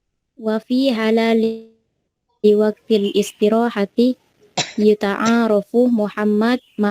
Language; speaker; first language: Arabic; non-native, learner; Indonesian